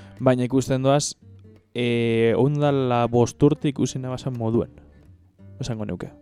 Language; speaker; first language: Basque; native; Basque